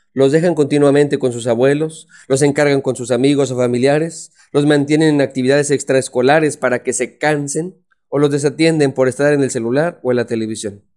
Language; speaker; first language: Spanish; native; Spanish